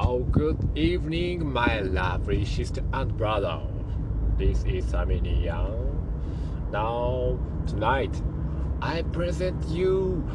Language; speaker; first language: English; non-native, learner; Japanese